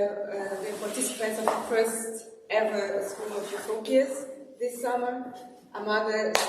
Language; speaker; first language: English; non-native, fluent; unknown